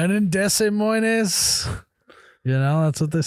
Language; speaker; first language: English; native; English